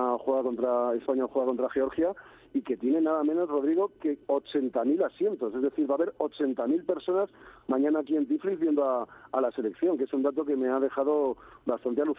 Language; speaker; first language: Spanish; native; Spanish